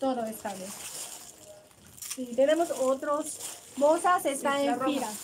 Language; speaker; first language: Spanish; non-native, learner; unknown